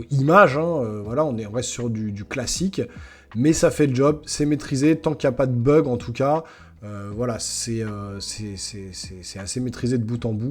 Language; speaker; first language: French; native; French